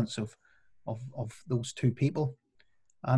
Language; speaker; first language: English; native; English